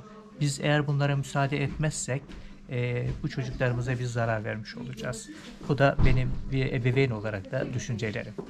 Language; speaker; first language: Turkish; native; Turkish